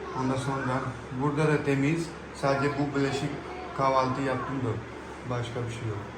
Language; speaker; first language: Turkish; non-native, learner; Urdu